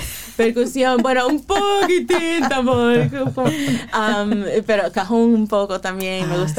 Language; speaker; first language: Spanish; early bilingual, heritage; Spanish